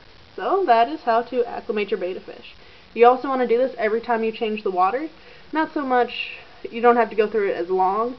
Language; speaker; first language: English; native; English